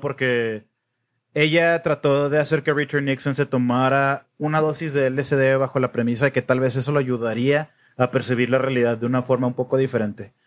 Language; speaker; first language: Spanish; native; Spanish